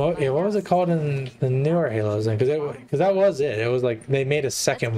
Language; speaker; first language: English; native; English